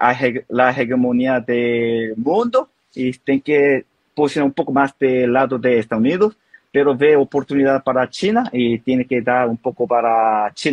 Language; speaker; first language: Spanish; non-native, learner; Korean